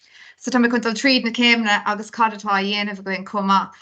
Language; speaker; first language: Irish; non-native, local second language; English